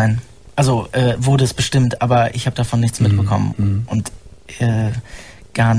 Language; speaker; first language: German; native; German